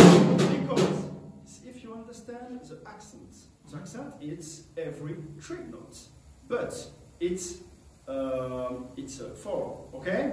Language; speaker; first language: English; non-native, learner; French